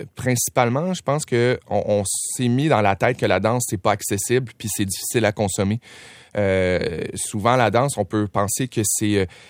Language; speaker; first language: French; native; French